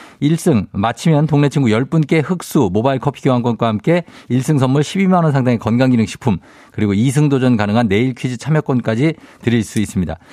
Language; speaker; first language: Korean; native; Korean